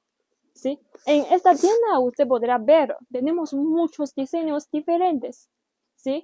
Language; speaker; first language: Spanish; non-native, learner; Chinese